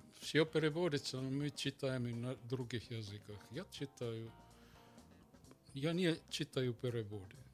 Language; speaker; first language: Russian; non-native, learner; Finnish